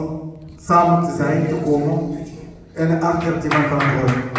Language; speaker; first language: Dutch; non-native, learner; Lingala